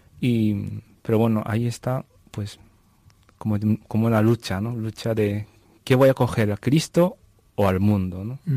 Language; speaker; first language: Spanish; non-native, fluent; Japanese